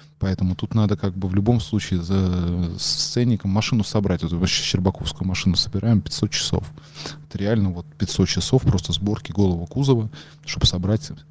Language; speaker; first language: Russian; native; Russian